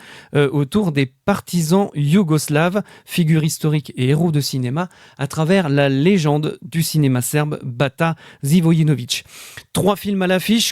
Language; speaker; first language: French; native; French